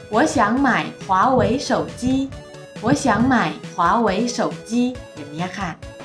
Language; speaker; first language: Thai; non-native, fluent; Chinese